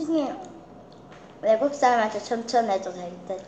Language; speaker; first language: Korean; early bilingual, heritage; Korean